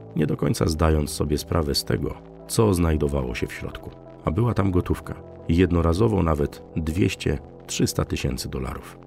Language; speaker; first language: Polish; native; Polish